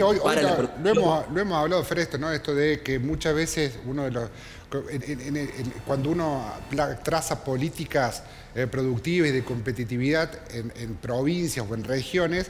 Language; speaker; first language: Spanish; native; Spanish